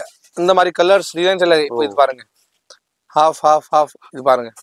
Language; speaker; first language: Tamil; non-native, local second language; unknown